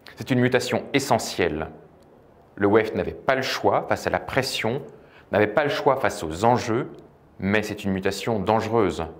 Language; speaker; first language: French; native; French